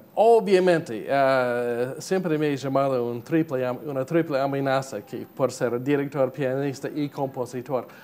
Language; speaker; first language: Spanish; non-native, fluent; English